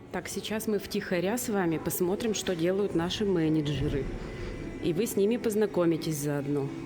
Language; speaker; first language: Russian; native; Russian